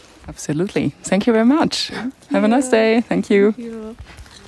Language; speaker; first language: English; non-native, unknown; French